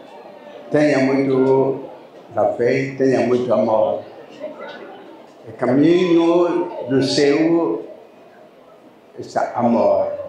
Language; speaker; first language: Portuguese; non-native, learner; Lingala